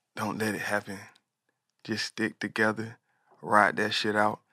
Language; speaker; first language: English; native; English